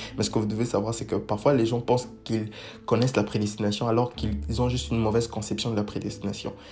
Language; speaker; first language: French; non-native, local second language; Lingala